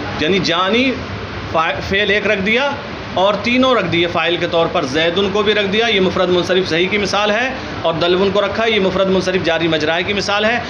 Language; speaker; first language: Urdu; native; Urdu